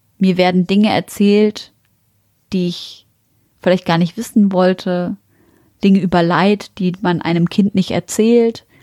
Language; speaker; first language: German; early bilingual, other home language; Arabic